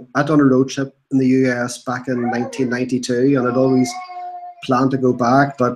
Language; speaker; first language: English; native; English